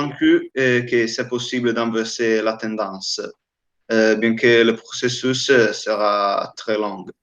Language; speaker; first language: French; non-native, fluent; Italian